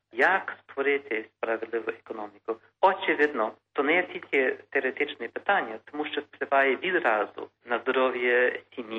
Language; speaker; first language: Ukrainian; early bilingual, heritage; Ukrainian